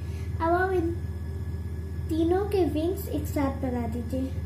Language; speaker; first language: Hindi; native; Hindi